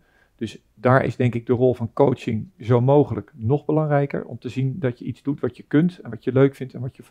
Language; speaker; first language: Dutch; native; Dutch